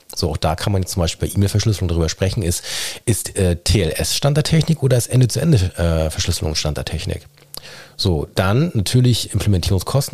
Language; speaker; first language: German; native; German